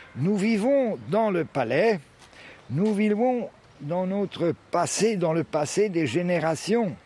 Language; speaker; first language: French; early bilingual, heritage; French